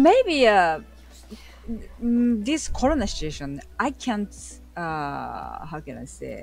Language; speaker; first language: English; non-native, learner; Japanese